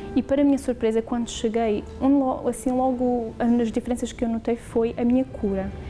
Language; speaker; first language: Portuguese; native; Portuguese